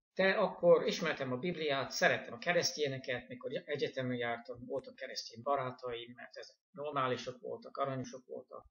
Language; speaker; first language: Hungarian; non-native, fluent; English